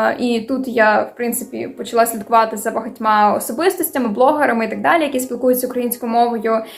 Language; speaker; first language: Ukrainian; non-native, local second language; Russian